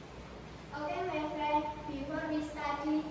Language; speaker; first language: English; non-native, learner; Indonesian